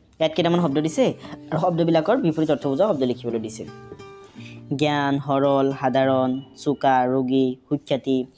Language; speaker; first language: Assamese; native; Assamese